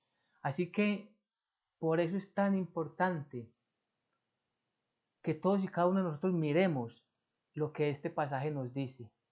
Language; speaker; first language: Spanish; native; Spanish